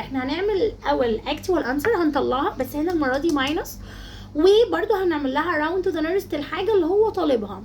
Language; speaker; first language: Arabic; native; Arabic